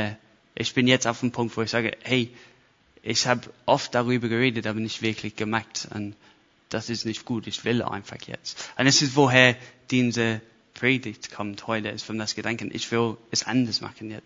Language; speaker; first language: German; non-native, fluent; English